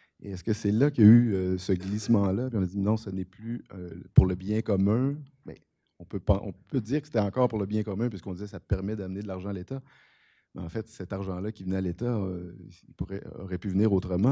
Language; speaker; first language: French; native; French